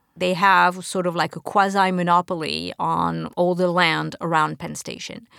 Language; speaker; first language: English; non-native, fluent; French